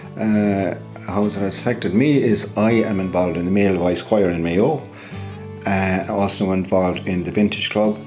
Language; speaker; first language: English; native; English